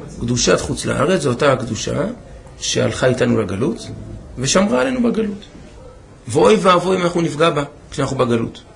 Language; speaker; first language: Hebrew; native; Hebrew